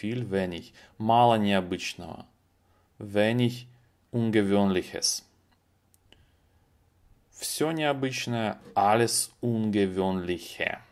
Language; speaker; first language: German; non-native, fluent; Russian